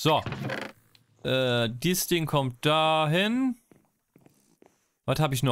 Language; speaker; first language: German; native; German